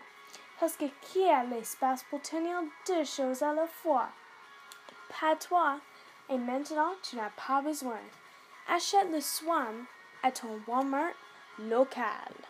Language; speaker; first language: French; non-native, local second language; English